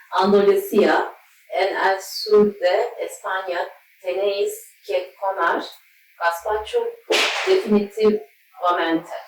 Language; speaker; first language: Spanish; non-native, learner; Turkish